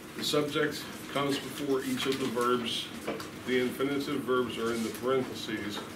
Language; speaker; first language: English; native; English